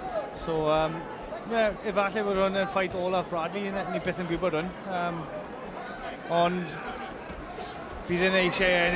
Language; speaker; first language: Welsh; non-native, local second language; English